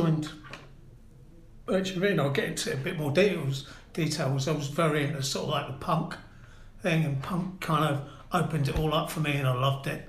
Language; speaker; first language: English; native; English